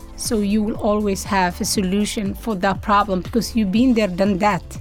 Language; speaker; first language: English; non-native, learner; Somali